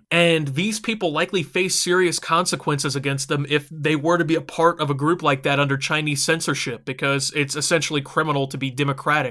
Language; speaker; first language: English; native; English